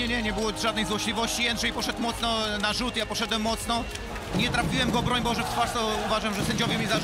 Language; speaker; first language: Polish; native; Polish